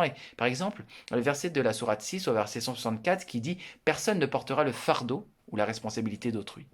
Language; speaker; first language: French; native; French